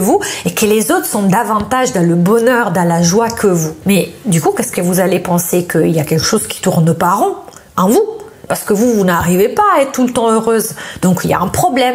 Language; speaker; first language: French; non-native, fluent; Italian